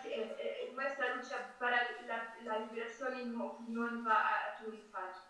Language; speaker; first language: Spanish; non-native, fluent; Arabic